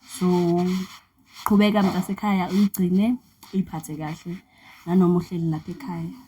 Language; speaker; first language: Zulu; non-native, local second language; Xhosa